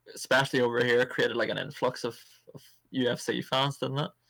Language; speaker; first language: English; native; English